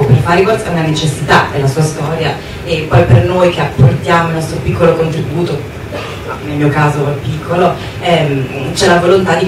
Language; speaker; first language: Italian; native; Italian